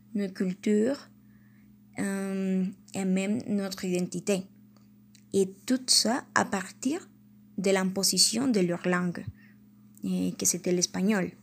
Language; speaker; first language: French; non-native, fluent; Spanish